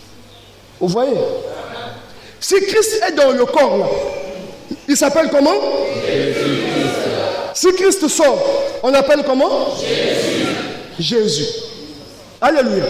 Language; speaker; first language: French; non-native, local second language; Lingala